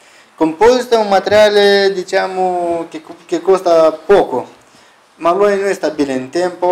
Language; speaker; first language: Italian; non-native, learner; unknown